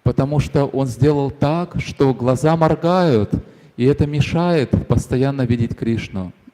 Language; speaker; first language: Russian; native; Russian